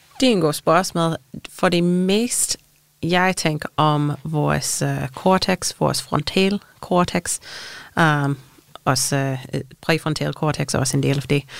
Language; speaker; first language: Danish; non-native, fluent; English